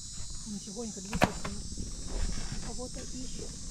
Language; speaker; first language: Russian; native; Russian